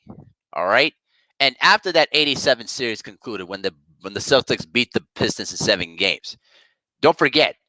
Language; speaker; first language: English; native; English